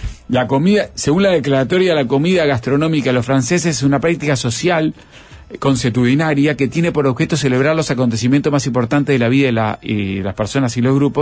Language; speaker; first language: Spanish; native; Spanish